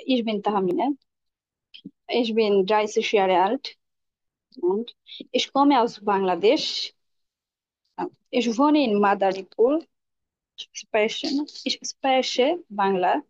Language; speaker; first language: German; non-native, learner; Bangla